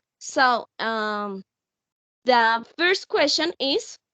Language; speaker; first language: English; non-native, learner; Spanish